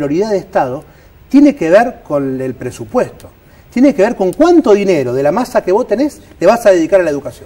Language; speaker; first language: Spanish; native; Spanish